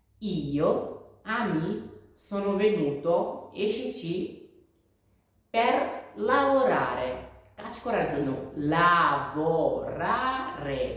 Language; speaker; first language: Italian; non-native, fluent; Bangla